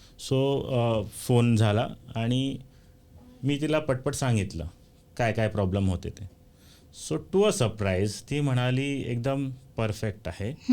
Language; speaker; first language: Marathi; non-native, local second language; Konkani